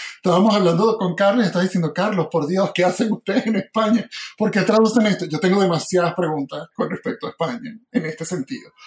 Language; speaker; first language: Spanish; native; Spanish